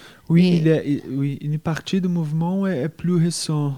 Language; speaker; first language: French; non-native, fluent; Portuguese